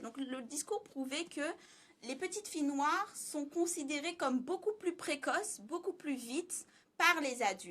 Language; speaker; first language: French; native; French